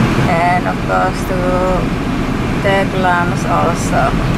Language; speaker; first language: English; non-native, learner; Indonesian